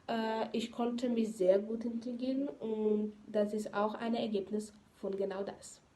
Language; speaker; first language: German; non-native, fluent; Portuguese